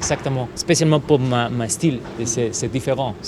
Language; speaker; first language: French; non-native, learner; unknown